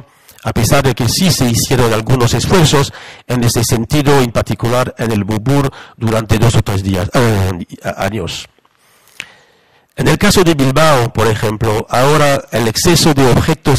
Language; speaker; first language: Spanish; non-native, fluent; French